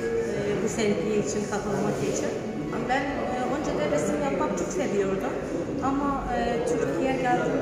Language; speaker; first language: Turkish; non-native, learner; Arabic